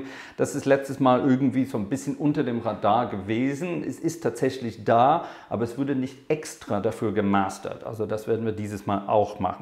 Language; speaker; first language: German; non-native, fluent; English